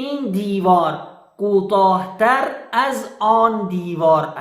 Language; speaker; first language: Persian; non-native, fluent; Urdu